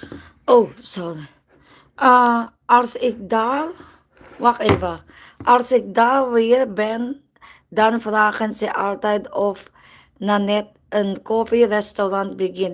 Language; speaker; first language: Dutch; non-native, learner; Filipino